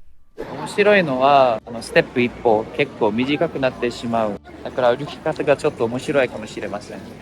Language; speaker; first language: Japanese; non-native, fluent; English